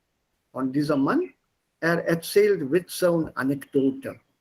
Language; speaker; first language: German; non-native, fluent; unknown